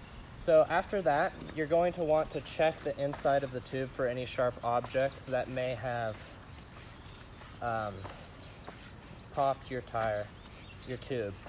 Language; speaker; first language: English; native; English